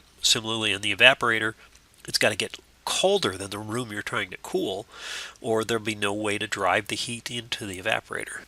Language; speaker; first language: English; native; English